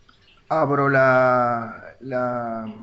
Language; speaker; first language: Spanish; native; Spanish